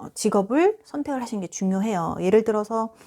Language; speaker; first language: Korean; native; Korean